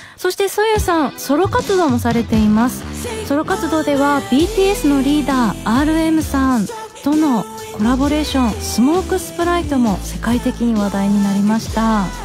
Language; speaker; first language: Japanese; native; Japanese